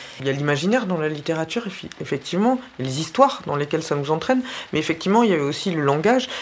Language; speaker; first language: French; native; French